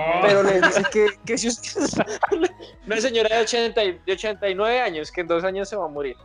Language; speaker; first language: Spanish; native; Spanish